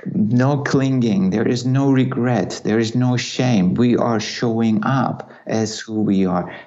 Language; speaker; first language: English; non-native, fluent; Turkish